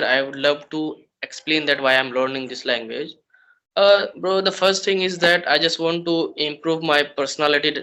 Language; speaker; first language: English; non-native, learner; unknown